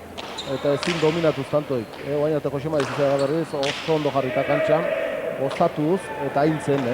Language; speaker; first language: Basque; native; Basque